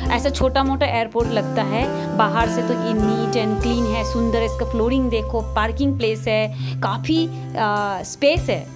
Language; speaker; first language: Hindi; non-native, local second language; Marathi